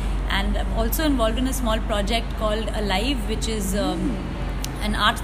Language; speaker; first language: English; non-native, local second language; Bangla